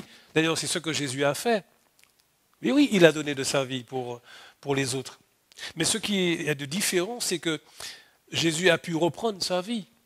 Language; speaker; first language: French; native; French